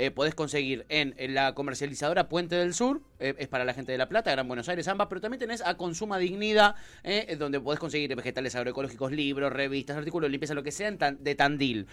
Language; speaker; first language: Spanish; native; Spanish